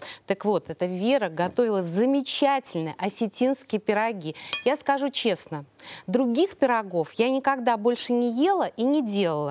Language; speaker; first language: Russian; native; Russian